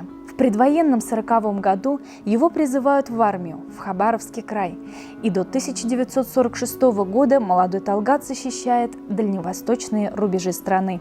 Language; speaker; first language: Russian; native; Russian